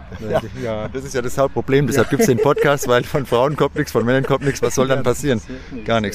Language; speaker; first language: German; native; German